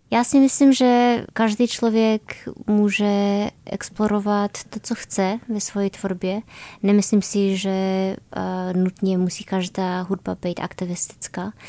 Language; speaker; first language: Czech; non-native, fluent; Polish